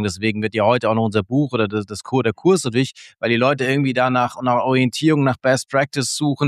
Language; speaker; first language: German; native; German